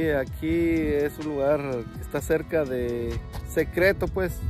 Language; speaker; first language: Spanish; native; Spanish